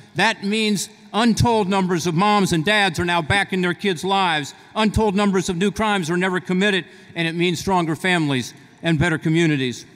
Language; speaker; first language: English; native; English